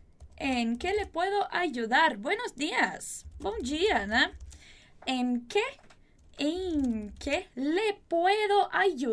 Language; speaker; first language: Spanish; non-native, fluent; Portuguese